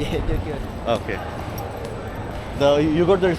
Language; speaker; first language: English; non-native, local second language; Urdu